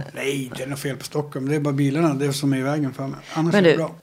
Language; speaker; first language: Swedish; native; Swedish